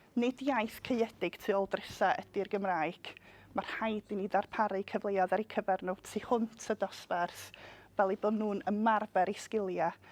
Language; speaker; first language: Welsh; non-native, local second language; English